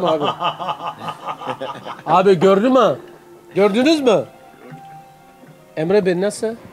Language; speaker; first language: Turkish; non-native, learner; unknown